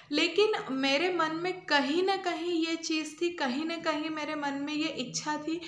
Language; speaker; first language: Hindi; non-native, local second language; Gujarati